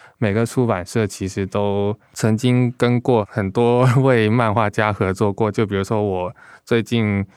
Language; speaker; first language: Chinese; non-native, local second language; Cantonese